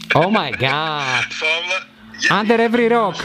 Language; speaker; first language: English; non-native, fluent; Greek